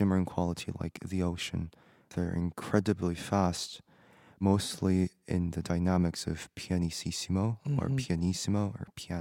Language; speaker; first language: English; non-native, fluent; Korean